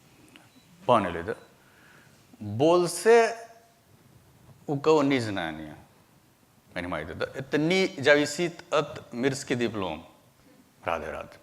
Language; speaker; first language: Russian; non-native, learner; Hindi